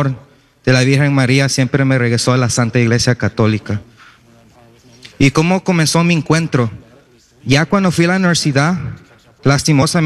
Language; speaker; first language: Spanish; early bilingual, heritage; Spanish